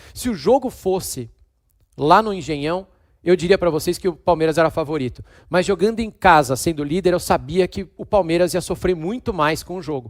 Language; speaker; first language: Portuguese; native; Portuguese